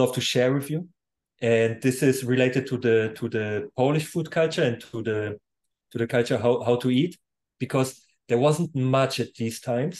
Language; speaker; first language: English; non-native, fluent; German